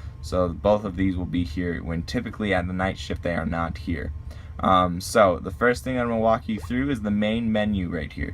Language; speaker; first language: English; native; English